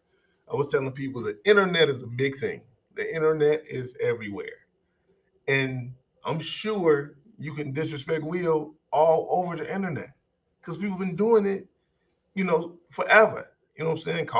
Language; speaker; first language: English; native; English